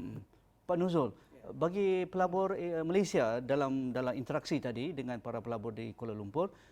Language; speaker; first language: Malay; native; Malay